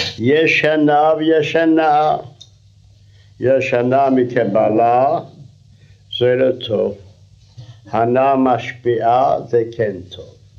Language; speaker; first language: Hebrew; non-native, fluent; Russian